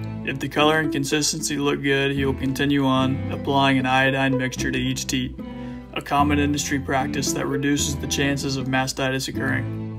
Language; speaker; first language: English; native; English